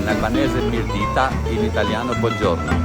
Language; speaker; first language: Italian; non-native, fluent; Albanian